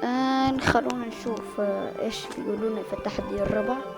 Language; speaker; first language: Arabic; native; Arabic